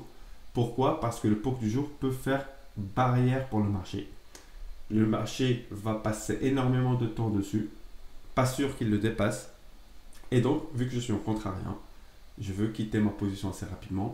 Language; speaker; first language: French; native; French